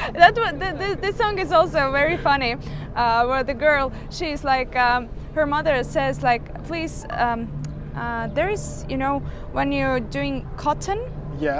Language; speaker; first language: English; non-native, fluent; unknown